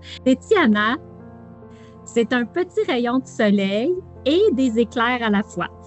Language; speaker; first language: French; native; French